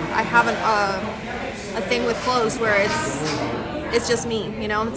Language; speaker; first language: English; early bilingual, other home language; Spanish